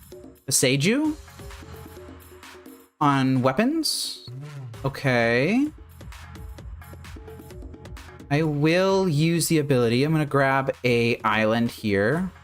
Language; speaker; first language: English; native; English